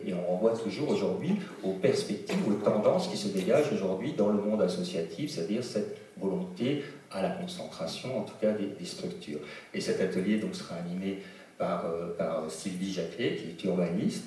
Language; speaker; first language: French; native; French